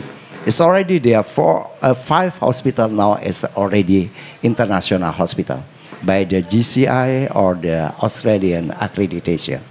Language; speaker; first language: English; non-native, learner; Indonesian